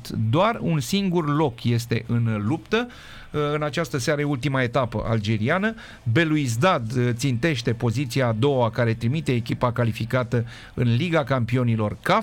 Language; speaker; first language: Romanian; native; Romanian